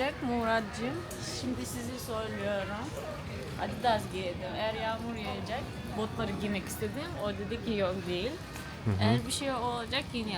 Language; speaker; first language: Turkish; non-native, learner; Russian